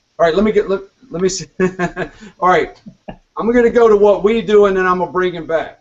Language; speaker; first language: English; native; English